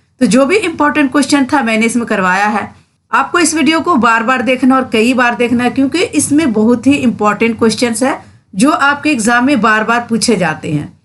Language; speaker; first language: Urdu; native; Urdu